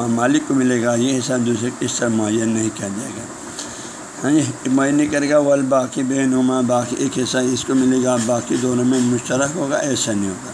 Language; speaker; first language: Urdu; non-native, local second language; Balti